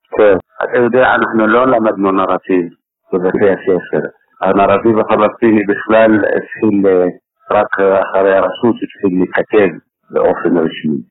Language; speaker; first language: Hebrew; non-native, fluent; Arabic